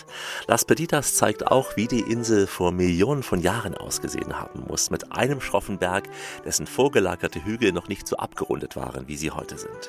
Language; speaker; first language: German; native; German